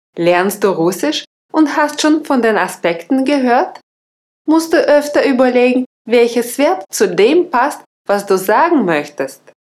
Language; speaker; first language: German; non-native, fluent; Russian